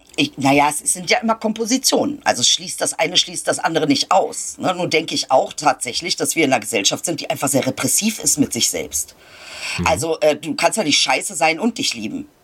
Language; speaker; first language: German; early bilingual, other home language; Turkish